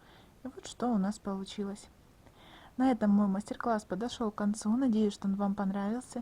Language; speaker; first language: Russian; native; Russian